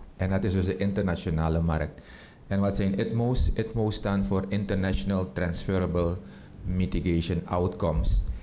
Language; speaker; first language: Dutch; native; Dutch